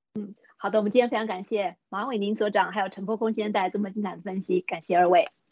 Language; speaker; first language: Chinese; native; Chinese